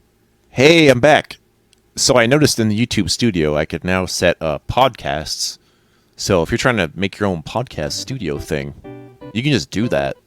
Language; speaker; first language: English; native; English